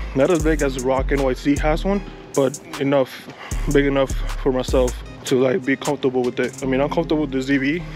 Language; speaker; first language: English; early bilingual, other home language; Spanish